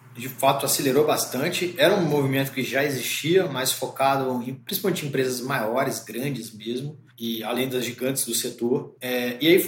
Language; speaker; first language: Portuguese; native; Portuguese